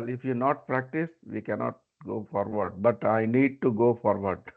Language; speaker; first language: English; non-native, learner; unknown